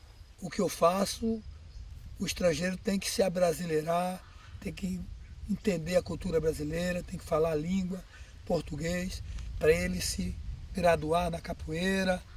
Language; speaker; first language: Portuguese; native; Portuguese